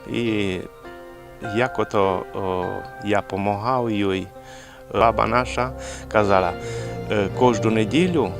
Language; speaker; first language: Ukrainian; early bilingual, heritage; Rusyn